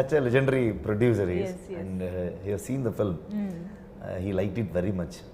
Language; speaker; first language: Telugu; non-native, learner; Kannada